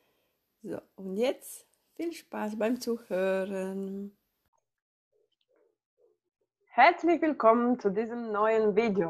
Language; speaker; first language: German; non-native, fluent; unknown